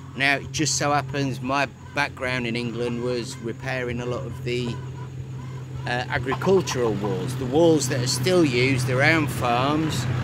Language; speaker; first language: English; native; English